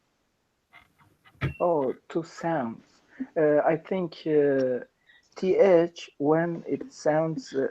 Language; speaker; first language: English; non-native, learner; Persian